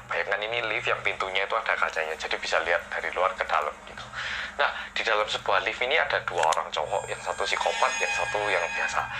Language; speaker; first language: Indonesian; non-native, fluent; Korean